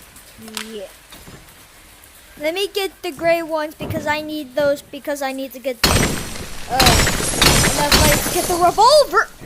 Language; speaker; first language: English; native; English